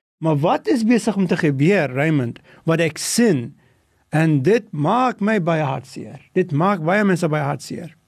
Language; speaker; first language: Afrikaans; non-native, local second language; English